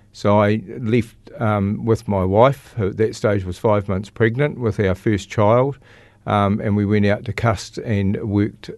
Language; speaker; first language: English; native; English